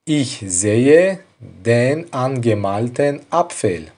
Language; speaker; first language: German; non-native, fluent; Tajik